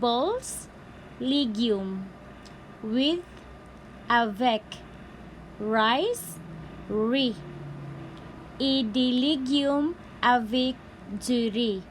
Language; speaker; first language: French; non-native, learner; Cebuano